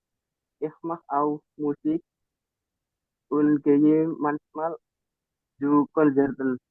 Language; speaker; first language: German; non-native, learner; Indonesian